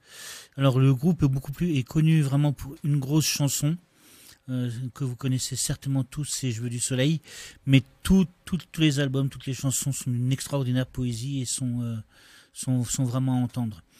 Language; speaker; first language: French; native; French